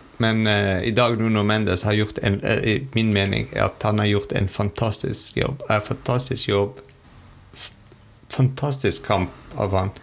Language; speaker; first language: Norwegian; non-native, fluent; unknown